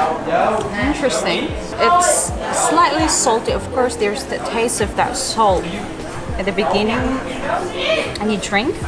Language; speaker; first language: English; non-native, fluent; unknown